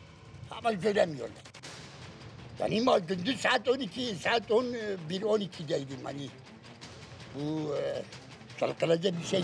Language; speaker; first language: Turkish; non-native, local second language; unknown